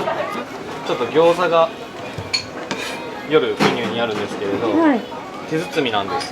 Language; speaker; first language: Japanese; native; Japanese